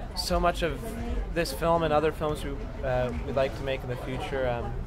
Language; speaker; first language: English; native; English